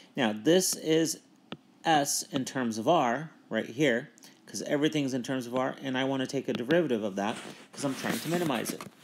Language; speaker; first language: English; native; English